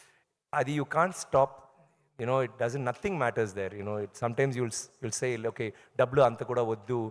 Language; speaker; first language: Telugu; non-native, learner; Tamil